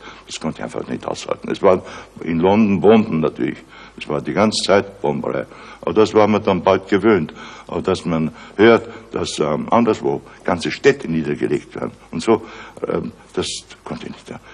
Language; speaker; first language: German; native; German